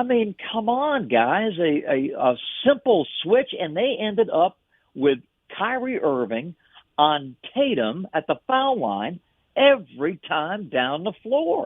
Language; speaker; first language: English; native; English